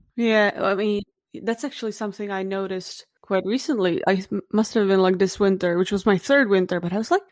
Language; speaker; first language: English; non-native, fluent; Czech